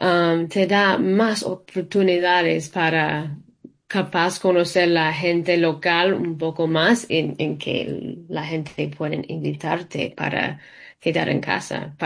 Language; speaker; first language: Spanish; non-native, learner; English